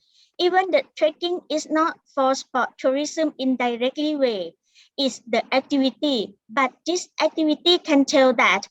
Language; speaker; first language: English; non-native, learner; Thai